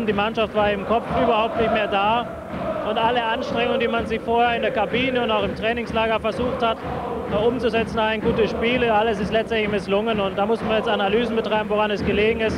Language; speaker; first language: German; native; German